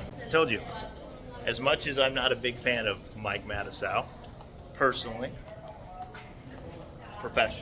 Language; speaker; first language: English; native; English